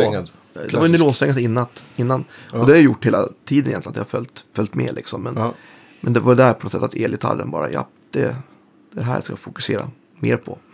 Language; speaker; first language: Swedish; native; Swedish